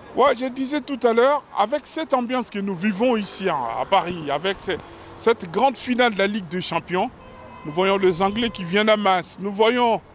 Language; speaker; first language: French; non-native, local second language; Lingala